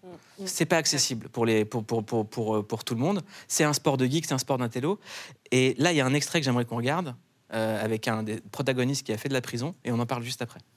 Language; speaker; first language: French; native; French